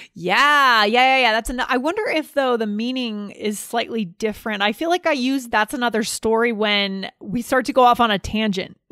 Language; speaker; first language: English; native; English